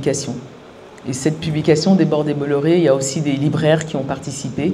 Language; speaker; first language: French; native; French